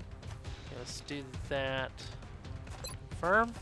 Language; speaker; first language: English; native; English